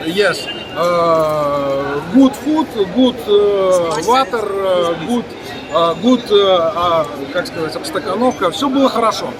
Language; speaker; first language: Russian; non-native, learner; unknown